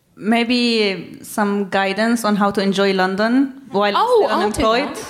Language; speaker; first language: English; non-native, fluent; Arabic